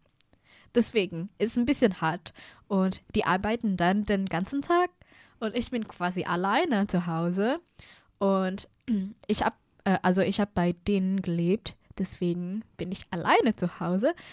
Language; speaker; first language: German; non-native, fluent; Indonesian